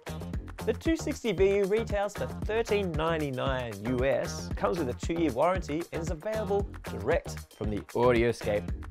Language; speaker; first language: English; native; English